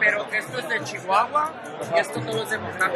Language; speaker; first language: Spanish; native; Spanish